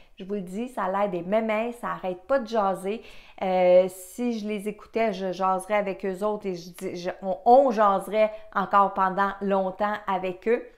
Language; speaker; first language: French; native; French